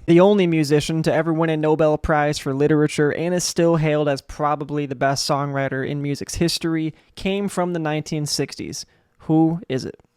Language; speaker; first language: English; native; English